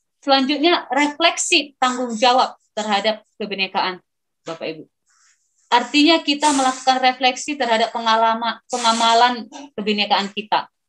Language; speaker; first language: Indonesian; non-native, local second language; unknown